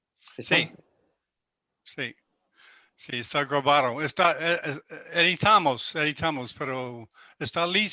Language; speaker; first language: Spanish; non-native, learner; English